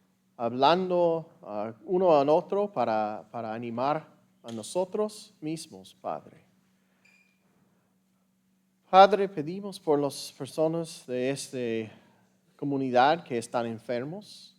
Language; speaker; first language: Spanish; non-native, fluent; English